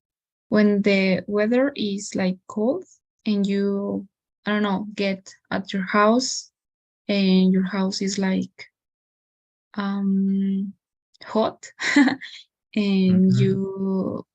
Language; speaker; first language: English; non-native, learner; Spanish